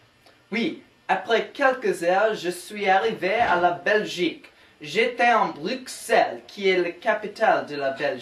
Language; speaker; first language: French; non-native, learner; English